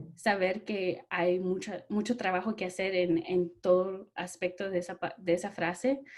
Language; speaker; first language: Spanish; early bilingual, other home language; English